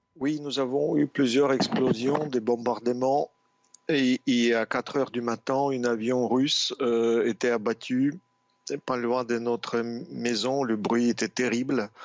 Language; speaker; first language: French; non-native, fluent; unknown